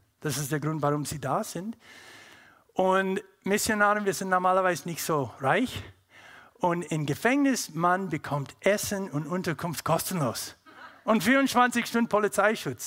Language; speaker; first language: German; non-native, learner; English